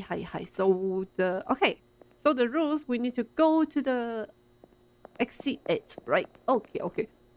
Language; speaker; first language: English; non-native, local second language; Chinese